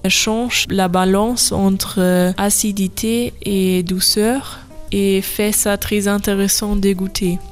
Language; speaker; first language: French; non-native, learner; German